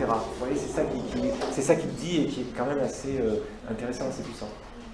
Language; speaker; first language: French; native; French